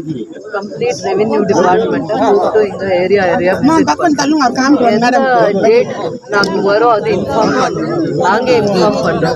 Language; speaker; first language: Tamil; non-native, local second language; Kannada